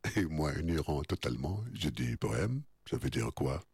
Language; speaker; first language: French; non-native, fluent; Arabic